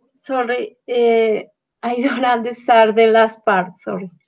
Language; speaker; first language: English; non-native, learner; Spanish